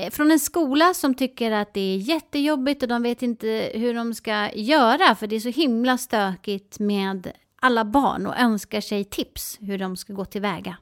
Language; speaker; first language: Swedish; native; Swedish